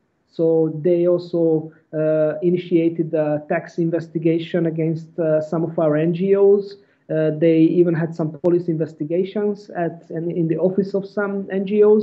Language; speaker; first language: English; non-native, fluent; Hungarian